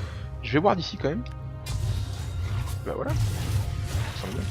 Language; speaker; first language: French; native; French